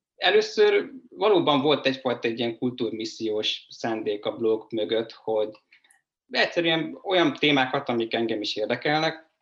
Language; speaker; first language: Hungarian; native; Hungarian